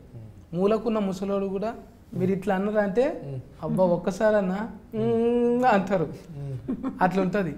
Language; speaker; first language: Telugu; native; Telugu